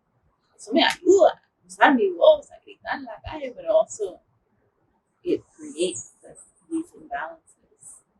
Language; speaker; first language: Spanish; early bilingual, heritage; English